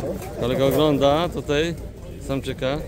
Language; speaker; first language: Polish; native; Polish